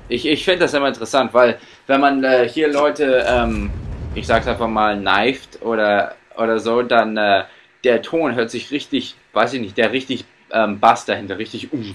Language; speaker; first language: German; early bilingual, heritage; German